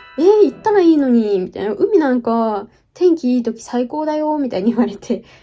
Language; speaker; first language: Japanese; native; Japanese